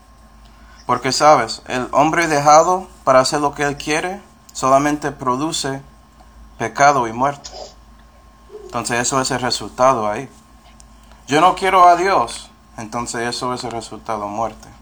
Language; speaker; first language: Spanish; non-native, fluent; English